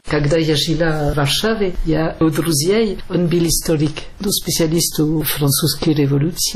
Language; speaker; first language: Russian; non-native, fluent; French